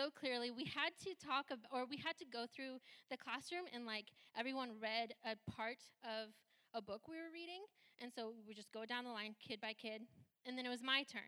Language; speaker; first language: English; early bilingual, other home language; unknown